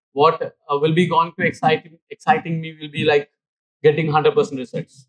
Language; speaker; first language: English; non-native, local second language; Malayalam